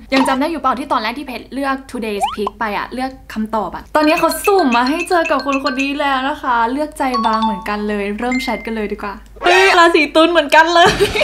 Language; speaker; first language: Thai; native; Thai